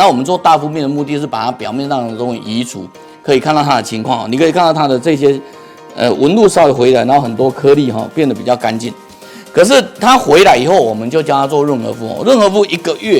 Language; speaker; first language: Chinese; native; Chinese